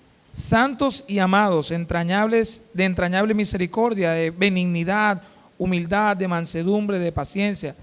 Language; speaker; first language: Spanish; native; Spanish